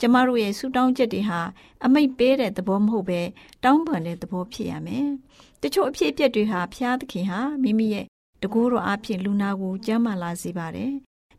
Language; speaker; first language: Burmese; native; Burmese